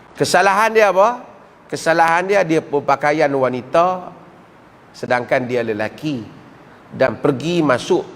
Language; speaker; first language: Malay; native; Malay